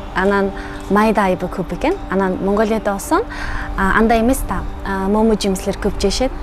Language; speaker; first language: Kyrgyz; non-native, learner; Mongolian